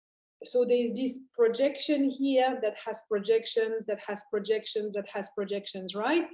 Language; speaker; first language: English; non-native, fluent; French